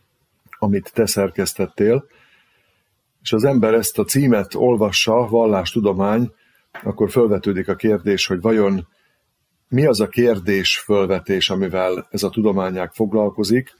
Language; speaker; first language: Hungarian; native; Hungarian